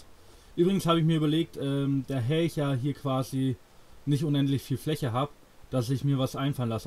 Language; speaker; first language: German; native; German